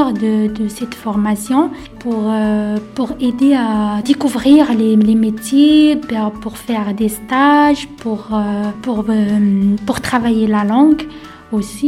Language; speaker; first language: French; non-native, learner; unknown